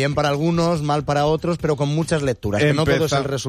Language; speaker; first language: Spanish; native; Spanish